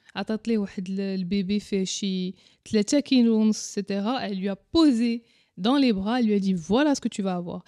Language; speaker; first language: French; non-native, local second language; Arabic